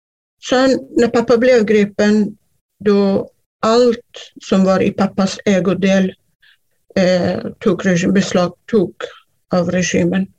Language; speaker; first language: Swedish; non-native, fluent; Kurdish